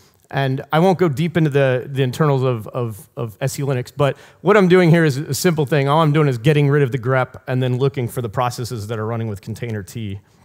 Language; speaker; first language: English; native; English